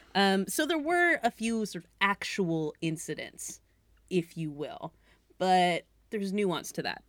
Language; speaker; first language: English; native; English